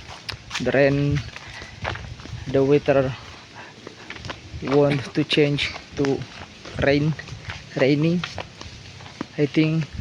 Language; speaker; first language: English; non-native, learner; Indonesian